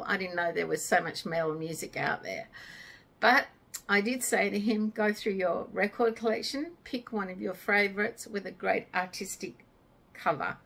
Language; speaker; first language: English; native; English